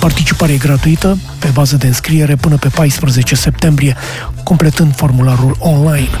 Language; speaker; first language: Romanian; native; Romanian